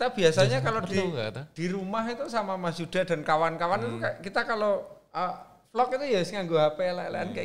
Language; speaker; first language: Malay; non-native, local second language; Javanese